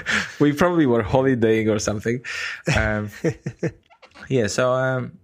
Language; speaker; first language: English; non-native, fluent; Romanian